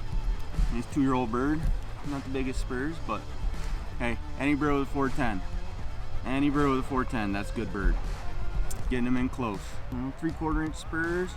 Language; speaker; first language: English; native; English